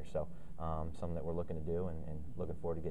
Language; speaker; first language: English; native; English